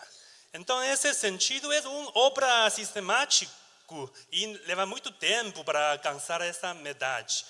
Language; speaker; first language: Portuguese; non-native, learner; Chinese